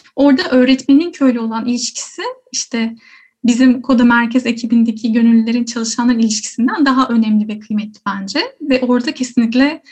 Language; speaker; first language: Turkish; native; Turkish